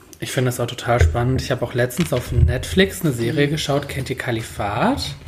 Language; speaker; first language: German; early bilingual, other home language; Turkish